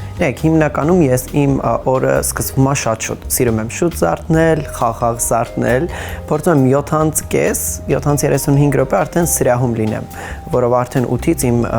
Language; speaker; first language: Armenian; native; Armenian